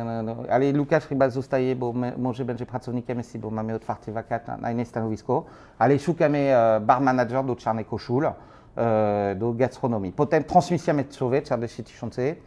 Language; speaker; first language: Polish; non-native, learner; French